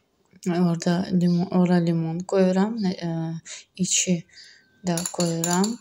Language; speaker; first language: Turkish; non-native, learner; Azerbaijani